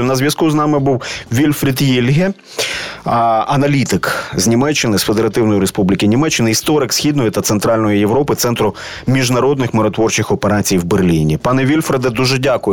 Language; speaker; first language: Ukrainian; native; Ukrainian